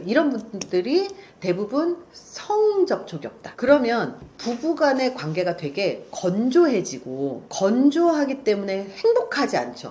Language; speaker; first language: Korean; native; Korean